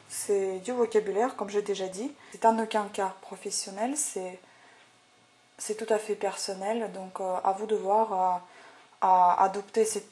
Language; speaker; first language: French; native; French